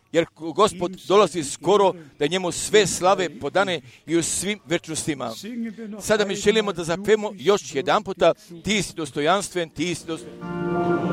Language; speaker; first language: Croatian; early bilingual, heritage; Serbian